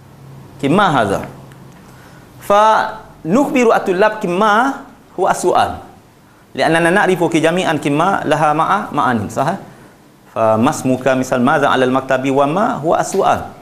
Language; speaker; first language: Arabic; non-native, fluent; Malay